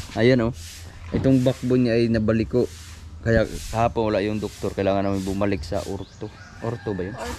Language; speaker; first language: Filipino; native; Filipino